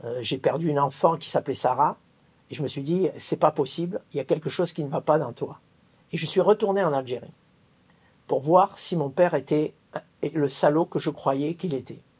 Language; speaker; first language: French; native; French